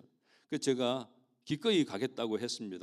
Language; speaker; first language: Korean; native; Korean